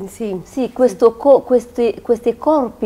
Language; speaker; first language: Italian; non-native, learner; Arabic